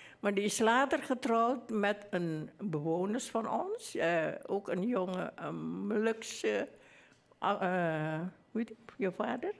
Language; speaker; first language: Dutch; early bilingual, other home language; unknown